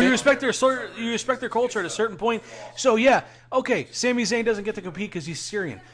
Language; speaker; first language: English; native; English